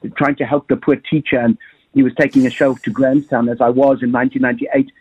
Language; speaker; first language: English; native; English